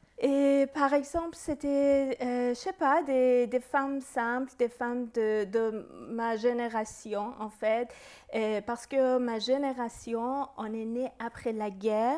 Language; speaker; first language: French; non-native, fluent; Persian